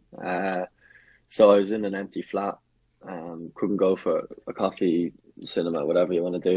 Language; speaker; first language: English; native; English